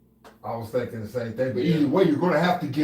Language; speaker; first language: English; native; English